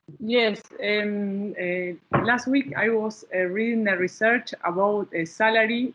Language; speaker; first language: English; non-native, learner; Spanish